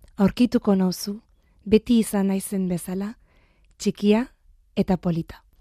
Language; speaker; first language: Basque; non-native, fluent; French